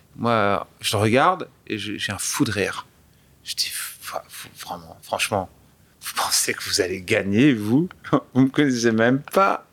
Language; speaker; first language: French; early bilingual, other home language; English